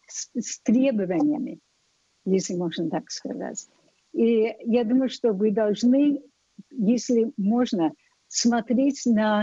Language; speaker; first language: Russian; non-native, fluent; English